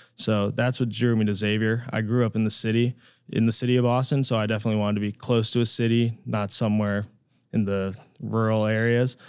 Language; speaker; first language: English; native; English